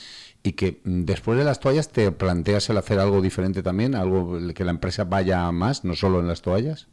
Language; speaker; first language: Spanish; native; Spanish